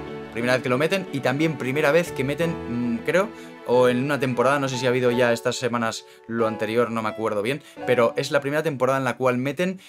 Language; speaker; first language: Spanish; native; Spanish